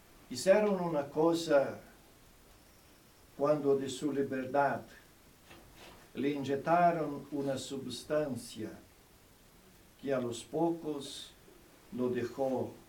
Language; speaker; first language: Spanish; non-native, fluent; Portuguese